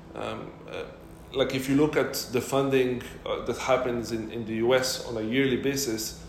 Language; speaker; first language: English; non-native, fluent; Arabic